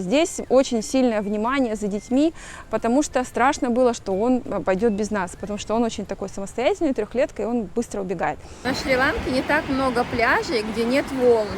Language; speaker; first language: Russian; native; Russian